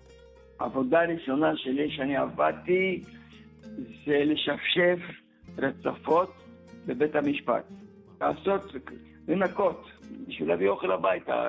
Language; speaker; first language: Hebrew; early bilingual, other home language; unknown